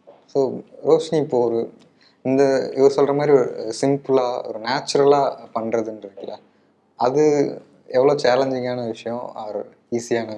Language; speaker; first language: Tamil; native; Tamil